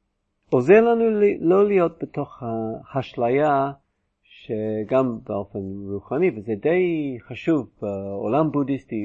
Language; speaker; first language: Hebrew; non-native, fluent; English